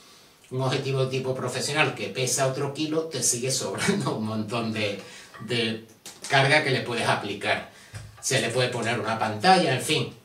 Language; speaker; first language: Spanish; native; Spanish